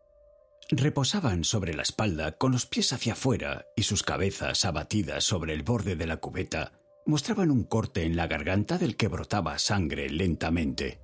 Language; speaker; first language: Spanish; native; Spanish